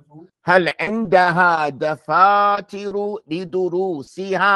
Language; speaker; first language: Arabic; non-native, fluent; English